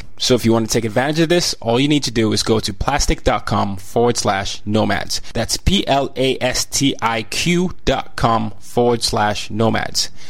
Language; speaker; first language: English; non-native, local second language; Yoruba